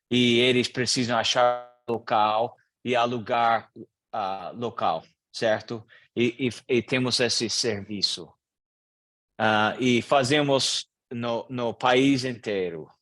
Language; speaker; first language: Portuguese; non-native, learner; English